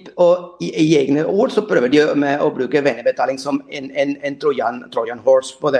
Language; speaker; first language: Norwegian; non-native, fluent; Spanish